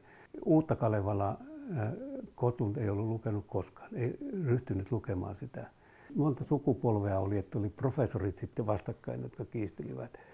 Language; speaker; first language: Finnish; native; Finnish